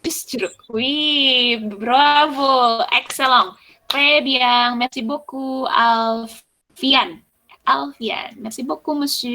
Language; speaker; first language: French; non-native, fluent; Indonesian